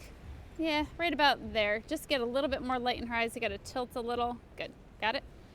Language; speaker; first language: English; native; English